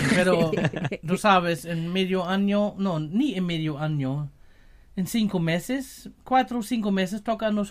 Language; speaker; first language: Spanish; non-native, fluent; German